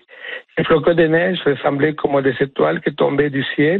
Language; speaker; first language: French; non-native, fluent; Spanish